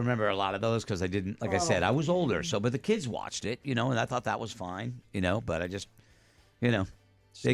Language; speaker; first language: English; native; English